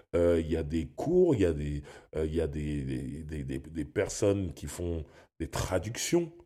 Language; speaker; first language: French; native; French